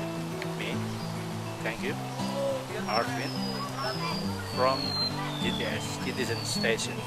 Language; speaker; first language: English; non-native, local second language; Indonesian